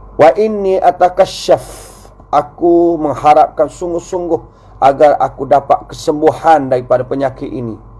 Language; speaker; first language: Malay; native; Malay